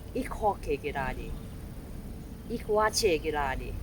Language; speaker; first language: German; non-native, learner; Thai